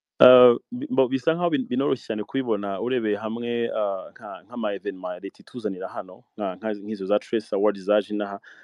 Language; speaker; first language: Kinyarwanda; early bilingual, heritage; Kinyarwanda